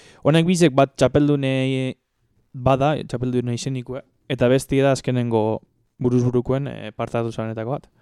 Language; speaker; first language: Basque; native; Basque